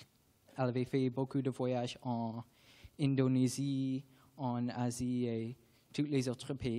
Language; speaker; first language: French; non-native, learner; English